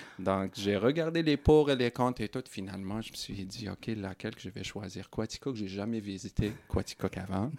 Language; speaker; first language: French; non-native, local second language; Arabic